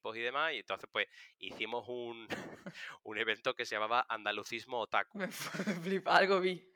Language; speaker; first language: Spanish; native; Spanish